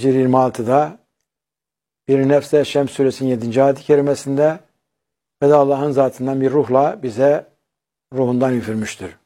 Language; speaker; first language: Turkish; native; Turkish